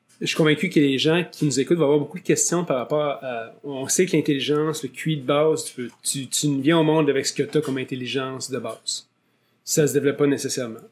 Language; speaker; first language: French; native; French